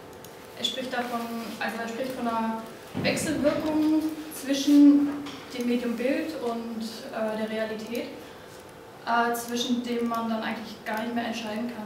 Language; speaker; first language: German; native; German